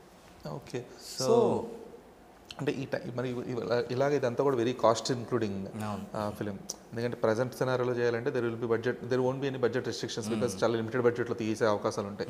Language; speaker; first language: Telugu; native; Telugu